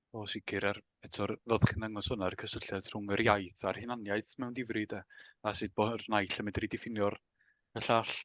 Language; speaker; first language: Welsh; native; Welsh